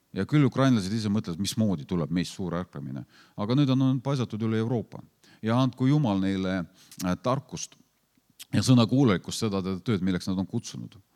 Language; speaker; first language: Estonian; non-native, fluent; Lithuanian